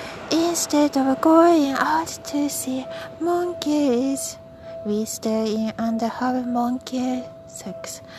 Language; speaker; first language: English; non-native, fluent; Japanese